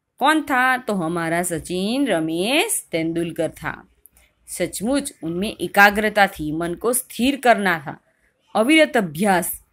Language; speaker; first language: Hindi; non-native, local second language; Gujarati